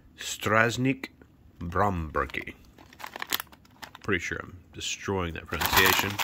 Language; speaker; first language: English; native; English